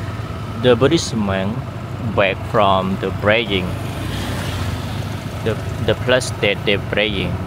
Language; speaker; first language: English; non-native, learner; Khmer